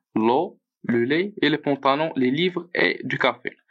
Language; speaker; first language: French; non-native, local second language; Arabic